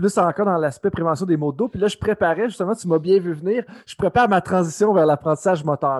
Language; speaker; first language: French; native; French